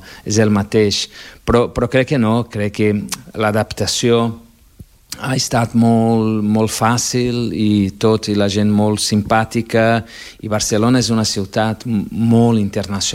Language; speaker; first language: Catalan; non-native, fluent; Portuguese